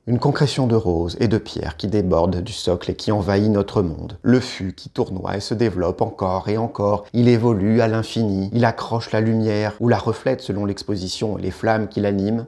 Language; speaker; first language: French; native; French